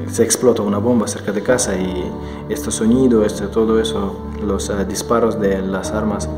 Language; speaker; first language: Spanish; non-native, fluent; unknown